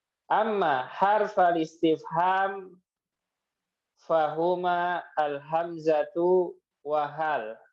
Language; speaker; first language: Arabic; non-native, fluent; Indonesian